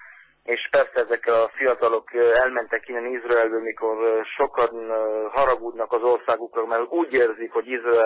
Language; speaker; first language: Hungarian; early bilingual, heritage; Hungarian